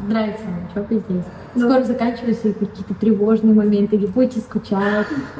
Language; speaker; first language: Russian; native; Russian